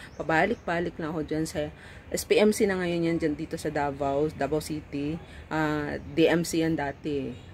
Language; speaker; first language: Filipino; non-native, local second language; Cebuano